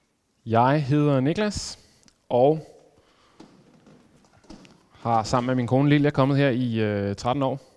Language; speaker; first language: Danish; native; Danish